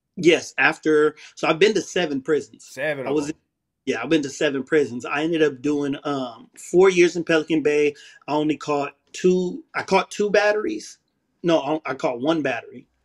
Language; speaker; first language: English; native; English